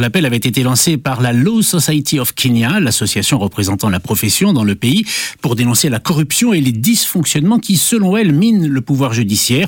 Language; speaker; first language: French; native; French